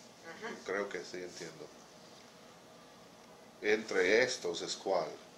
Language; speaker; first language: Spanish; non-native, learner; English